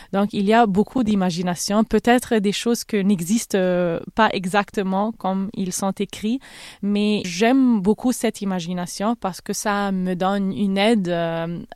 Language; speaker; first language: French; non-native, fluent; Arabic